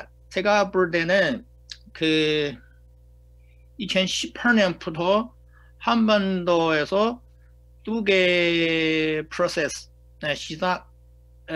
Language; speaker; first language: Korean; non-native, fluent; Chinese